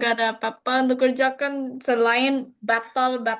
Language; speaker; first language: Indonesian; non-native, learner; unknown